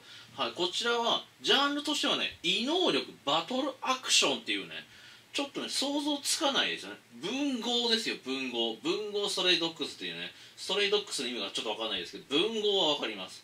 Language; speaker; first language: Japanese; native; Japanese